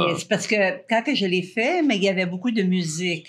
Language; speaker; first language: French; native; French